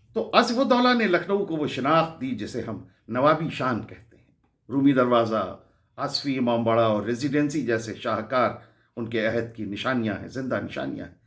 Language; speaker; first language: Urdu; native; Urdu